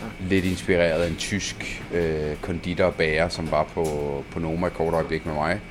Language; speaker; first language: Danish; early bilingual, other home language; Italian